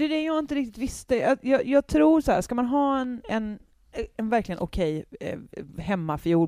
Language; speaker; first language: Swedish; native; Swedish